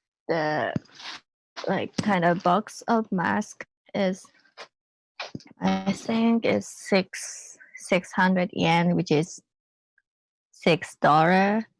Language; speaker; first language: English; non-native, learner; Japanese